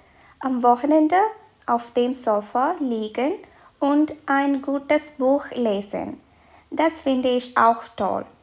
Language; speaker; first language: German; non-native, fluent; Malayalam